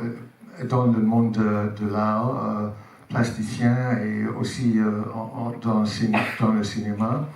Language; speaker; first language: French; non-native, learner; English